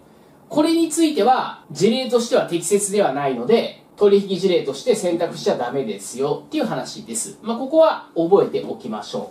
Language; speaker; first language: Japanese; native; Japanese